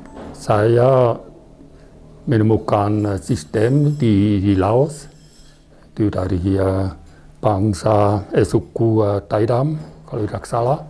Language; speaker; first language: Indonesian; non-native, fluent; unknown